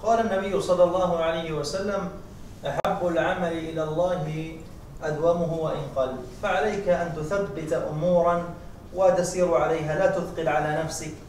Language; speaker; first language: Arabic; native; Arabic